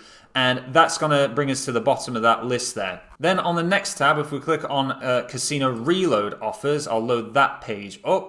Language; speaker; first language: English; native; English